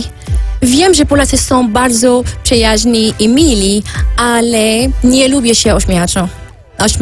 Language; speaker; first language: Polish; non-native, learner; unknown